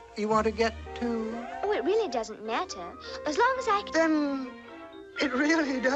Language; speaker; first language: Portuguese; native; Portuguese